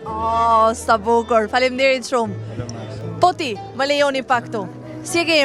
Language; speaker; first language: Albanian; native; Albanian